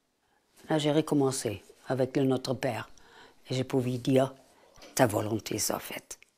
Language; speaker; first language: French; non-native, fluent; German